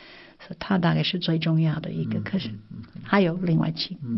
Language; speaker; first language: Chinese; non-native, fluent; English